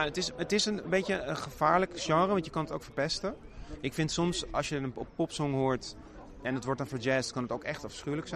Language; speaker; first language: Dutch; native; Dutch